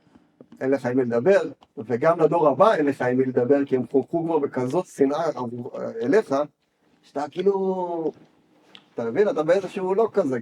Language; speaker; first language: Hebrew; native; Hebrew